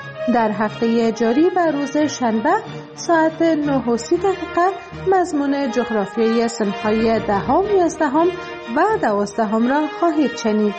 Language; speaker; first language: Persian; native; Persian